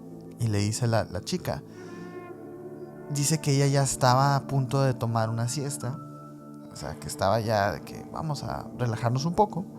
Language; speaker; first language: Spanish; native; Spanish